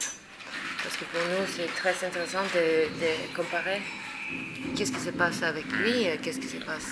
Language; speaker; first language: French; non-native, learner; Norwegian